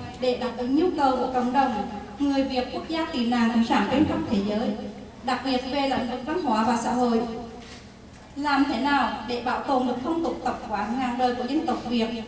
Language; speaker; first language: Vietnamese; native; Vietnamese